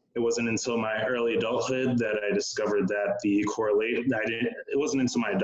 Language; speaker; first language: English; native; English